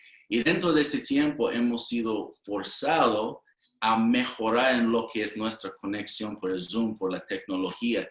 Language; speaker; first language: Spanish; non-native, fluent; English